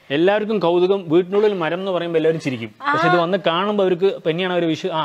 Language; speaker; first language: Malayalam; non-native, local second language; Kannada